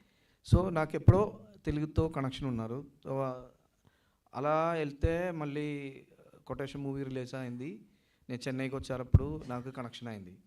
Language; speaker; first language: Telugu; non-native, learner; Malayalam